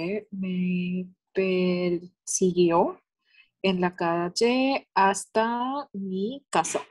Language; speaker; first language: Spanish; non-native, learner; English